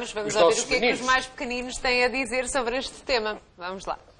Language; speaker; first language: Portuguese; native; Portuguese